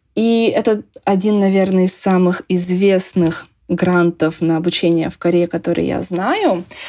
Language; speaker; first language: Russian; native; Russian